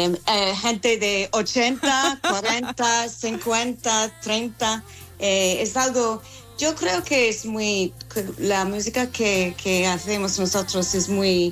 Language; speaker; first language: Spanish; non-native, fluent; English